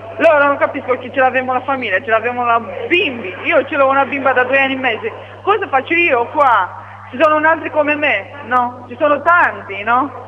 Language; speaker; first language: Italian; non-native, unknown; Romanian